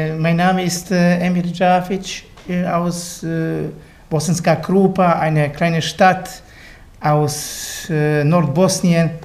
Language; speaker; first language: German; non-native, learner; Bosnian